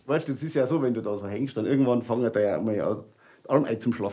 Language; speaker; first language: German; native; German